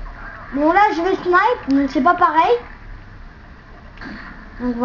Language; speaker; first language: French; native; French